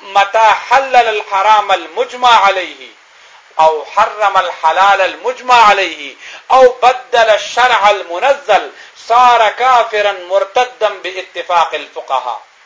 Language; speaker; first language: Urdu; non-native, local second language; Pashto